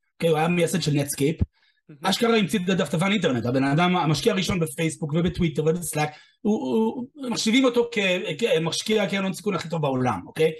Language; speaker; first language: Hebrew; non-native, fluent; English